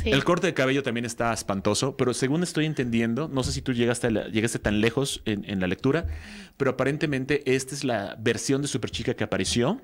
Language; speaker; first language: Spanish; native; Spanish